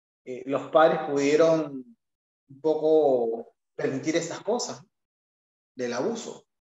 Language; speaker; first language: Spanish; native; Spanish